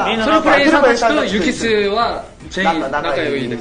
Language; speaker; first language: Japanese; non-native, learner; Korean